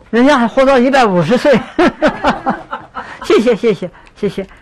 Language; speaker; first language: Chinese; native; Chinese